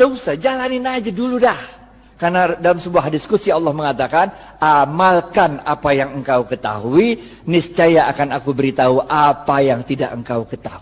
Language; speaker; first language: Indonesian; native; Indonesian